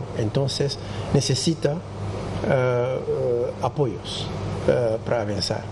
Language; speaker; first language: Spanish; non-native, fluent; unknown